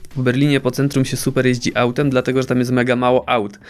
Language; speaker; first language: Polish; native; Polish